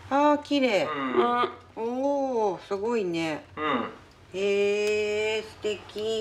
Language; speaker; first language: French; non-native, learner; Japanese